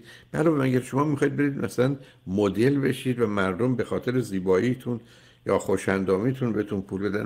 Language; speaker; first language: Persian; native; Persian